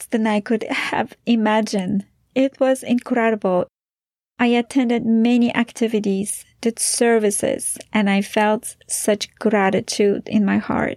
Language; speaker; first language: English; non-native, fluent; Polish